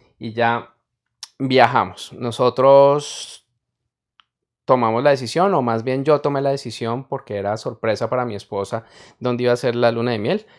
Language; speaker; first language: Spanish; native; Spanish